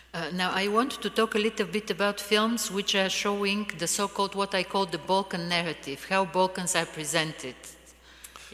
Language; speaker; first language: English; non-native, fluent; Bulgarian